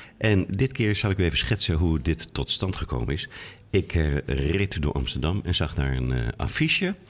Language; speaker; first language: Dutch; native; Dutch